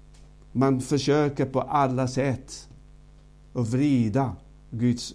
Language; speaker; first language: Swedish; non-native, fluent; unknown